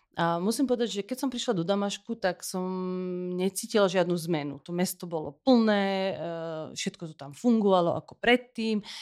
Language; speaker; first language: Slovak; early bilingual, heritage; Slovak